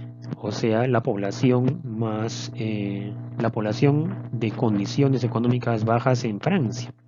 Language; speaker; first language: Spanish; native; Spanish